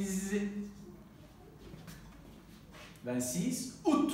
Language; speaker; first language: French; non-native, fluent; Turkish